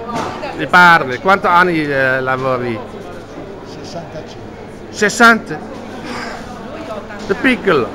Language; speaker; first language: Italian; non-native, learner; Dutch